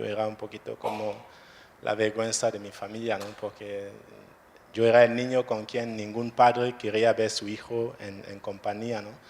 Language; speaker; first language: Spanish; non-native, fluent; French